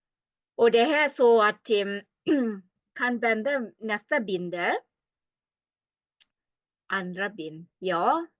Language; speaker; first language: Swedish; non-native, learner; Thai